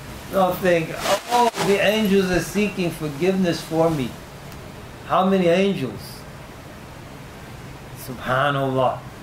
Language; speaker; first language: English; native; English